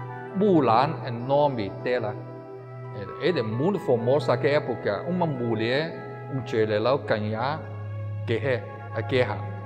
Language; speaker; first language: Portuguese; non-native, learner; Chinese